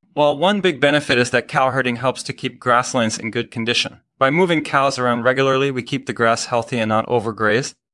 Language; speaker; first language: English; non-native, fluent; Dutch